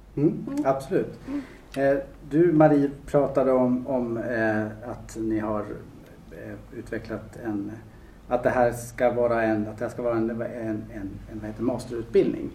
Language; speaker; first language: Swedish; native; Swedish